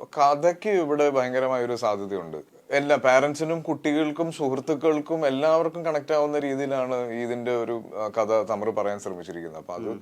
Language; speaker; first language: Malayalam; native; Malayalam